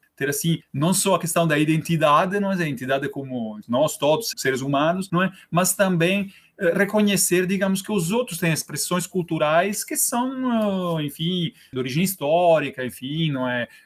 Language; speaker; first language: Portuguese; non-native, fluent; Italian